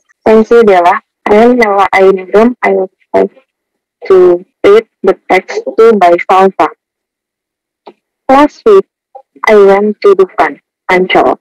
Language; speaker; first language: English; non-native, learner; Indonesian